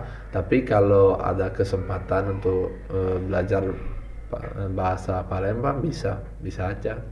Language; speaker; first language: Indonesian; non-native, fluent; Italian